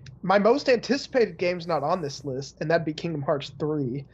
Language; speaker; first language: English; native; English